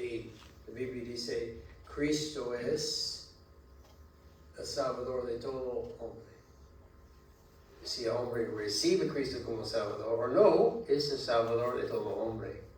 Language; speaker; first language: Spanish; non-native, learner; English